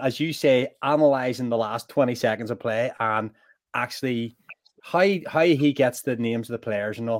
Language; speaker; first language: English; native; English